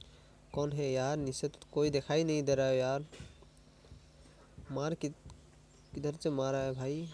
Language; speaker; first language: Hindi; non-native, local second language; Assamese